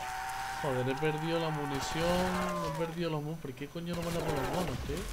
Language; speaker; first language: Spanish; native; Spanish